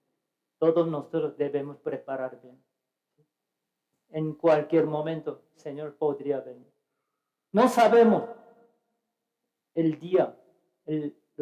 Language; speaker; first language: Spanish; non-native, fluent; Korean